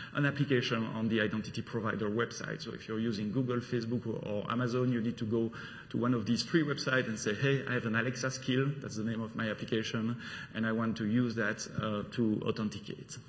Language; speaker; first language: English; non-native, fluent; French